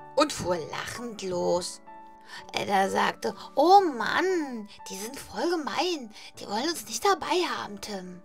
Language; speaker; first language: German; native; German